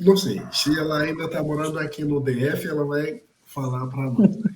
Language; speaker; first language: Portuguese; non-native, fluent; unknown